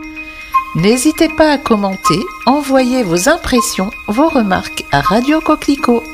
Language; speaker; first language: French; native; French